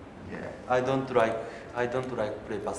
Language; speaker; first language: English; non-native, learner; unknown